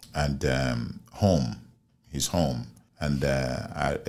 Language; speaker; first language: English; non-native, local second language; Igbo